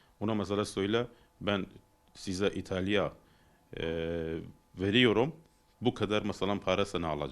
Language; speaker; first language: Turkish; non-native, learner; Persian